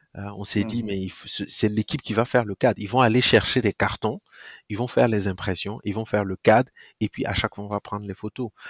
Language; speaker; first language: French; non-native, local second language; Mossi